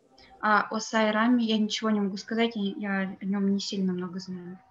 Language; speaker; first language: Russian; native; Russian